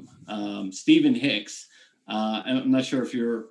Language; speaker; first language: English; native; English